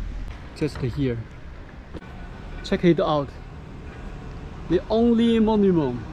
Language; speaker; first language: English; non-native, learner; Chinese